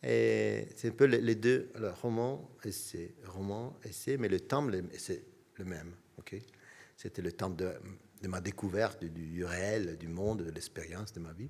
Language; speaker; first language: French; non-native, fluent; Italian